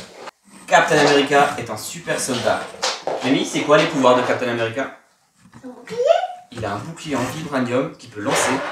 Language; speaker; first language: French; native; French